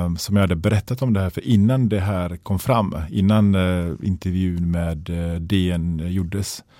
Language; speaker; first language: Swedish; early bilingual, other home language; Persian